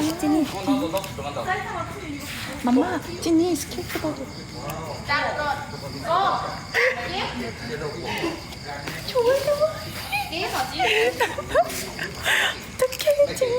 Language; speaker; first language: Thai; non-native, learner; Korean